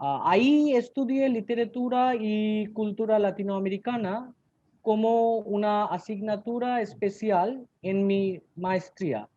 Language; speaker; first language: Spanish; non-native, learner; Bangla